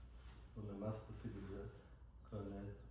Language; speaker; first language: Spanish; non-native, learner; English